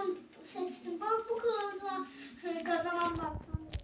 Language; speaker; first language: Turkish; non-native, learner; Azerbaijani